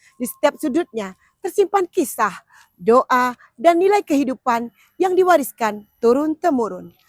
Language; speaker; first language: Indonesian; native; Indonesian